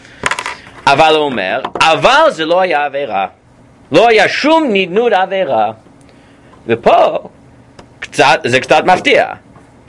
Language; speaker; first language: Hebrew; non-native, fluent; English